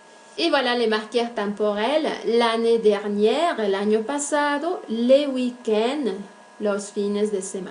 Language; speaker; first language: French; non-native, fluent; Spanish